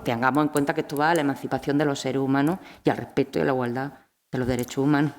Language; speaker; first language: Spanish; native; Spanish